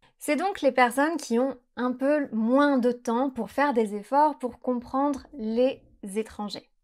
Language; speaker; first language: French; native; French